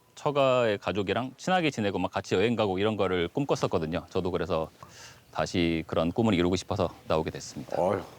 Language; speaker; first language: Korean; native; Korean